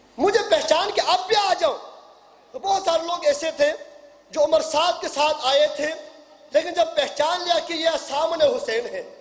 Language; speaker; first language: Urdu; non-native, local second language; Punjabi